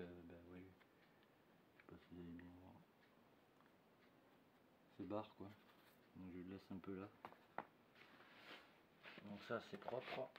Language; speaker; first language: French; native; French